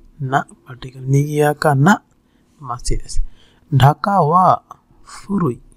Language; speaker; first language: Japanese; non-native, fluent; Bangla